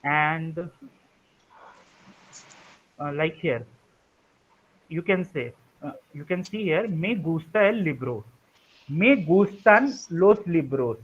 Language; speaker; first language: Spanish; non-native, fluent; Hindi